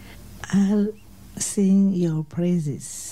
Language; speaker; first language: English; non-native, learner; French